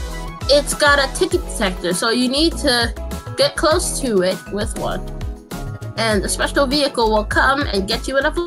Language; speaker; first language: English; native; English